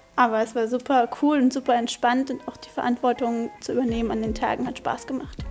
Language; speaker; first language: German; native; German